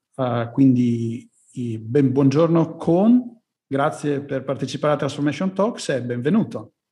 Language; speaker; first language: Italian; native; Italian